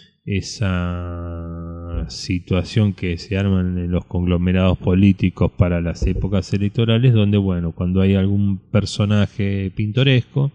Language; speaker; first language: Spanish; native; Spanish